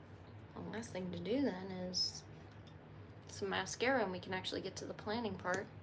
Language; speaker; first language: English; native; English